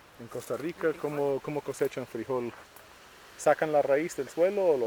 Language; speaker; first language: Spanish; native; Spanish